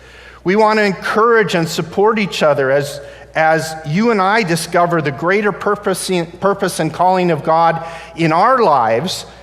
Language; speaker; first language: English; native; English